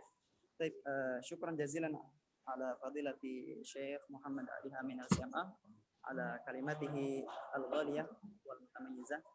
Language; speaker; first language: Arabic; non-native, fluent; Indonesian